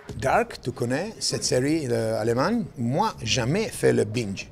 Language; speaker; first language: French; non-native, learner; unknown